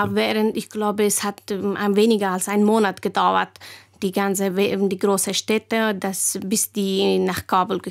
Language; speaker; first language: German; non-native, learner; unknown